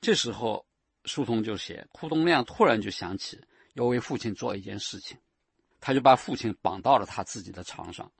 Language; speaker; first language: Chinese; native; Chinese